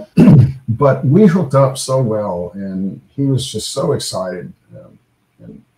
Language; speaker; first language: English; native; English